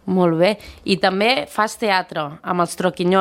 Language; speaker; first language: Catalan; native; Catalan